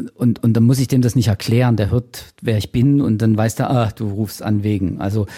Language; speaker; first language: German; native; German